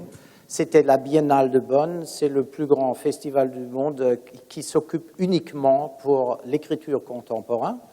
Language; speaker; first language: French; non-native, fluent; German